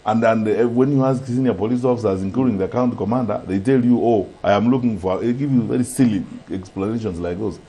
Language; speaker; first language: English; non-native, local second language; Gusii